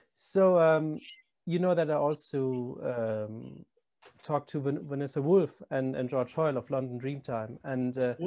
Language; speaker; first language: English; non-native, fluent; German